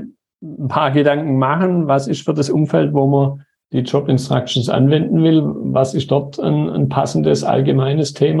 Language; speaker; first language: German; native; German